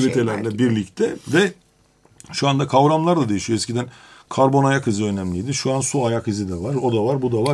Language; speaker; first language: Turkish; native; Turkish